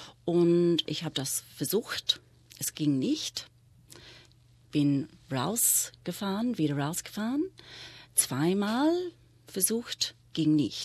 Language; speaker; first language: German; non-native, fluent; English